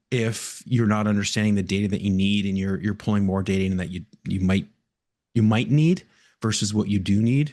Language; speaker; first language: English; native; English